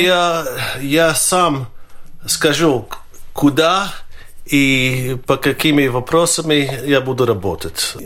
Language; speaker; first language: Russian; non-native, fluent; Latvian